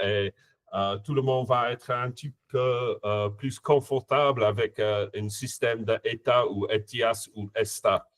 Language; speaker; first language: French; non-native, fluent; English